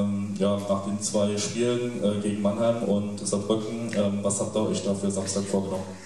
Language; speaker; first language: German; native; German